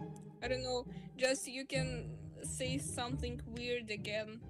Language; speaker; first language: English; non-native, learner; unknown